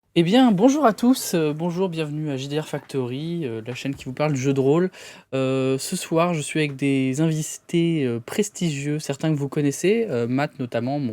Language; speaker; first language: French; native; French